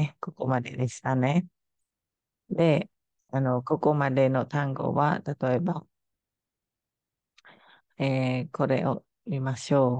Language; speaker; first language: Japanese; non-native, fluent; Khmer